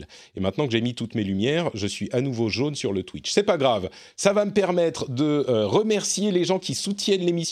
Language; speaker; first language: French; native; French